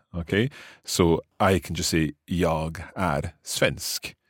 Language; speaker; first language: Swedish; non-native, learner; English